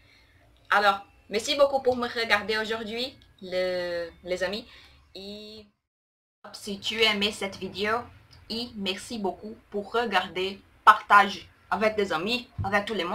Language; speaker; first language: French; non-native, learner; Portuguese